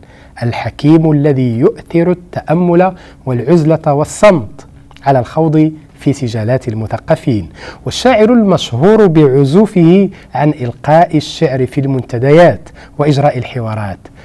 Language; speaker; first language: Arabic; native; Arabic